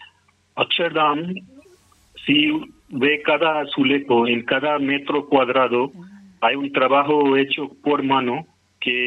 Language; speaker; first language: Spanish; non-native, fluent; Hindi